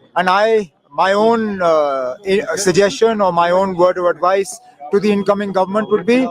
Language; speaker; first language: English; non-native, local second language; Kashmiri